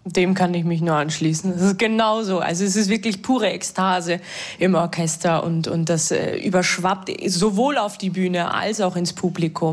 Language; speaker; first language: German; native; German